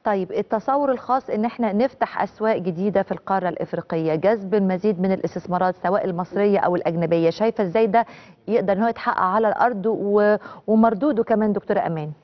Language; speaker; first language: Arabic; native; Arabic